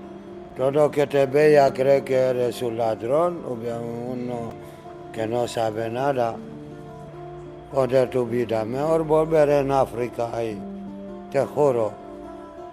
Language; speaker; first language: Spanish; non-native, learner; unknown